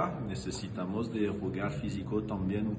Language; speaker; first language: Spanish; non-native, learner; French